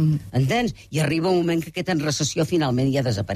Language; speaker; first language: Catalan; native; Catalan